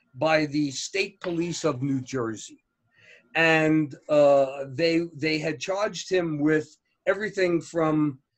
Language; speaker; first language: English; native; English